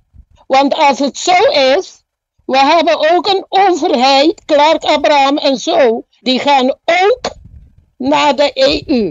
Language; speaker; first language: Dutch; non-native, local second language; Papiamento